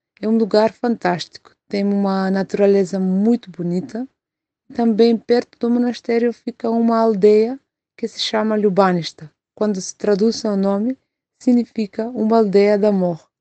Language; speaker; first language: Portuguese; non-native, fluent; Macedonian